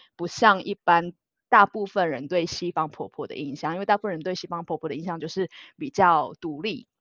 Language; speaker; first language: Chinese; native; Chinese